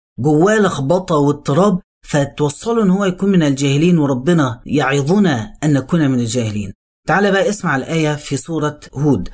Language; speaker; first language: Arabic; native; Arabic